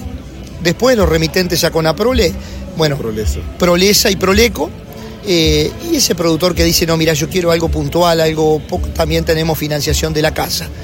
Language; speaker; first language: Spanish; native; Spanish